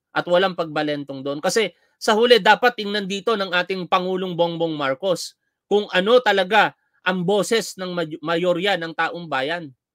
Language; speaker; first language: Filipino; native; Filipino